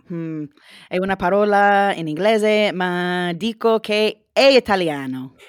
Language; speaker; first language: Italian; non-native, learner; English